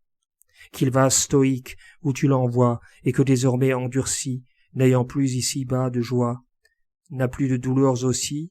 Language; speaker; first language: French; native; French